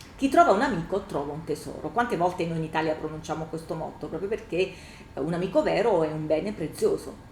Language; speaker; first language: Italian; native; Italian